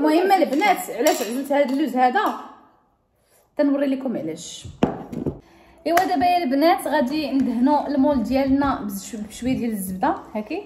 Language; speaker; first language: Arabic; native; Arabic